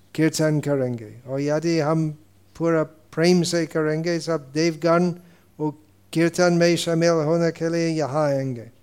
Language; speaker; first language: Hindi; non-native, fluent; English